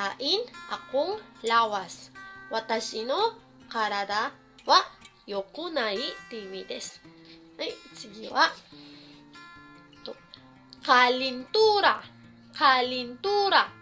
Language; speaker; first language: Japanese; non-native, fluent; Filipino